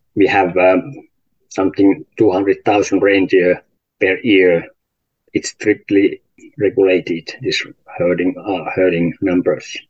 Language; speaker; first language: English; non-native, learner; Finnish